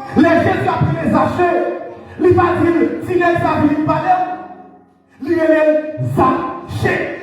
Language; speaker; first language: French; non-native, local second language; Haitian Creole